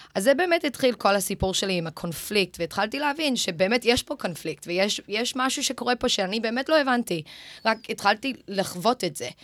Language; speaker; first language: Hebrew; early bilingual, other home language; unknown